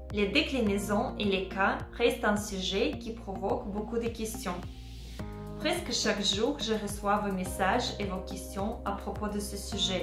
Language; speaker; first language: French; non-native, fluent; Russian